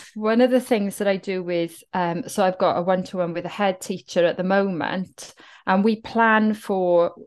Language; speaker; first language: English; native; English